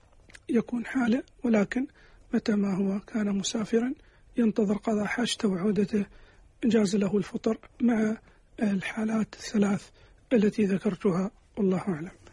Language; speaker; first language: Arabic; native; Arabic